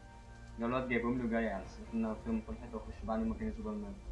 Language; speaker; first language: Arabic; native; Arabic